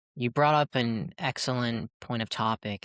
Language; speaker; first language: English; native; English